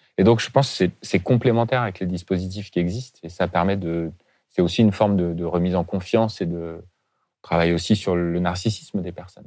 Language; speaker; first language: French; native; French